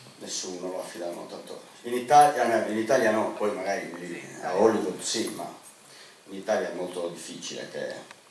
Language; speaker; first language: Italian; native; Italian